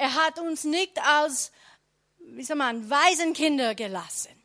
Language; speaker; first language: German; non-native, learner; English